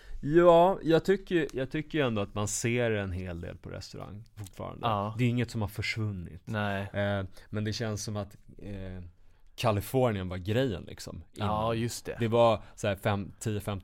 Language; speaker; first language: Swedish; native; Swedish